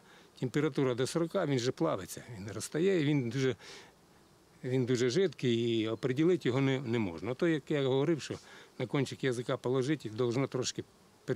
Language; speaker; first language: Ukrainian; native; Ukrainian